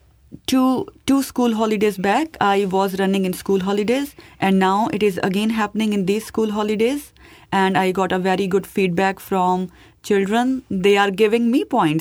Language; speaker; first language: English; non-native, local second language; Hindi